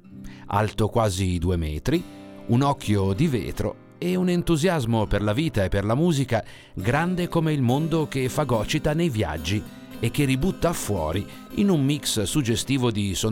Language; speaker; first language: Italian; native; Italian